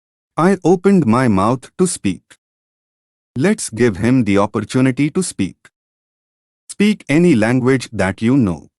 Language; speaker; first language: English; non-native, fluent; Hindi